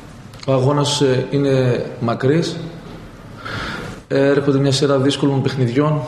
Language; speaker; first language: Greek; native; Greek